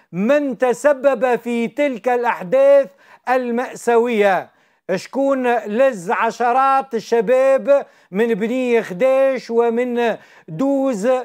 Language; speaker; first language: Arabic; native; Arabic